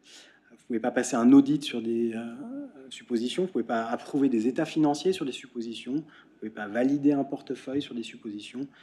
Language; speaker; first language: French; native; French